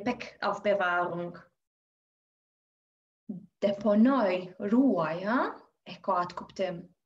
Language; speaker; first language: German; non-native, fluent; Albanian